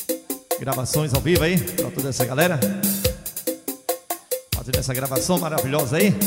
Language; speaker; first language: Portuguese; native; Portuguese